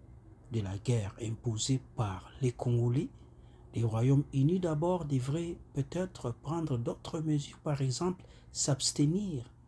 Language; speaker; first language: French; non-native, local second language; Kinyarwanda